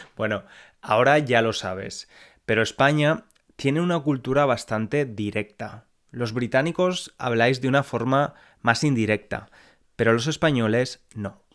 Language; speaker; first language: Spanish; native; Spanish